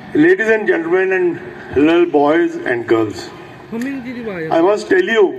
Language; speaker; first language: English; non-native, local second language; Punjabi